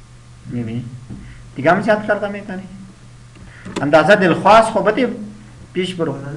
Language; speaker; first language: Persian; non-native, local second language; Pashto